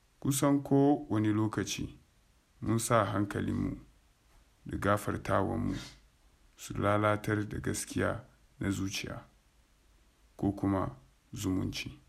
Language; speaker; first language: Hausa; non-native, local second language; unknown